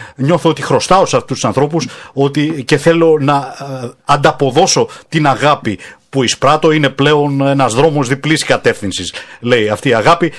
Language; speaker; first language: Greek; native; Greek